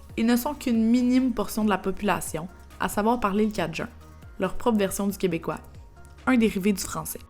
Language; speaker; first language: French; native; French